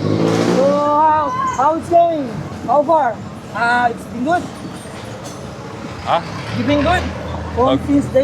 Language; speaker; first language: English; non-native, local second language; Filipino